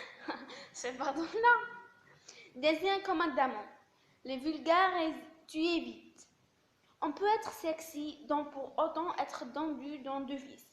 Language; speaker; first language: French; non-native, local second language; Arabic